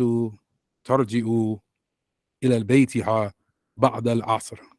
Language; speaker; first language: Arabic; non-native, learner; English